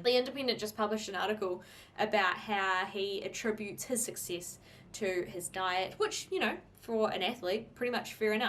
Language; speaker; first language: English; native; English